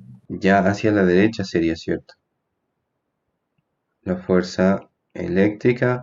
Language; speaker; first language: Spanish; native; Spanish